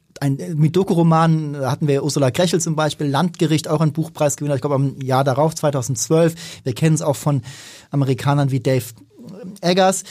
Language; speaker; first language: German; native; German